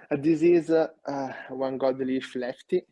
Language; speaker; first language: English; non-native, learner; Italian